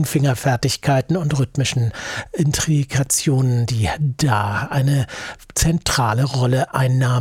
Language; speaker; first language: German; native; German